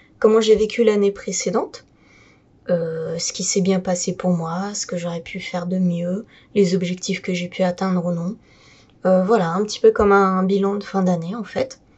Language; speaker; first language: French; native; French